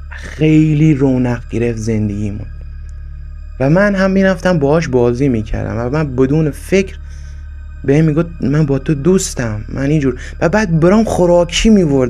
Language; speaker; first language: Persian; native; Persian